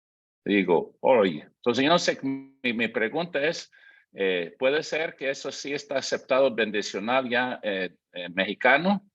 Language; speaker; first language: Spanish; non-native, fluent; English